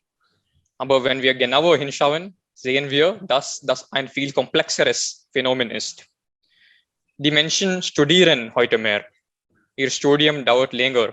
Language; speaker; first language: German; non-native, learner; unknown